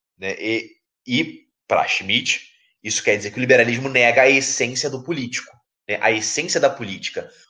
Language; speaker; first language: Portuguese; native; Portuguese